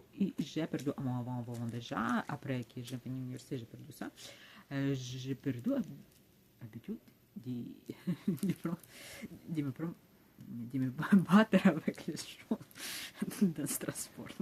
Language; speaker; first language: French; non-native, learner; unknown